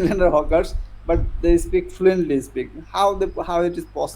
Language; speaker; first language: English; non-native, learner; Bangla